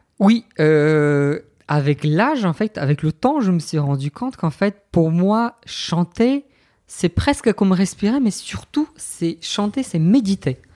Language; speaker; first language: French; non-native, fluent; Bulgarian